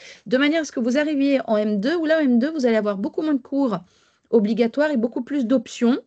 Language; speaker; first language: French; native; French